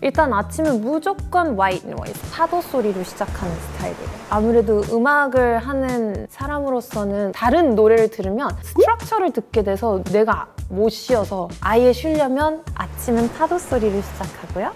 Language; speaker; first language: Korean; early bilingual, heritage; Korean